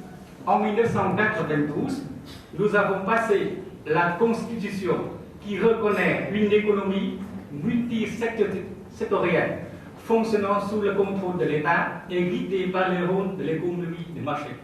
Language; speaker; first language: French; non-native, fluent; Vietnamese